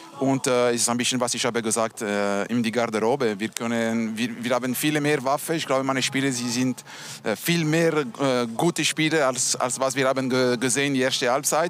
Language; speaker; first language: German; non-native, local second language; Italian